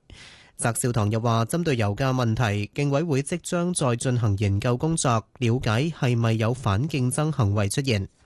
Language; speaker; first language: Cantonese; native; Cantonese